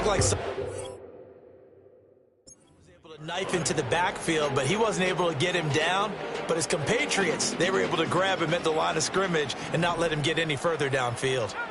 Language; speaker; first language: English; native; English